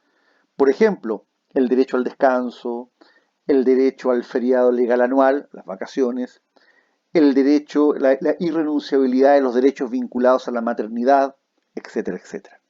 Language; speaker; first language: Spanish; native; Spanish